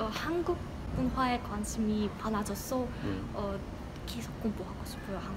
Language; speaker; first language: Korean; non-native, learner; Russian